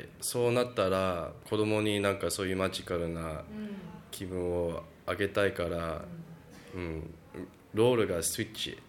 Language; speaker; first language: Japanese; early bilingual, heritage; Japanese